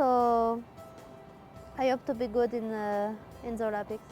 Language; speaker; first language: English; non-native, fluent; French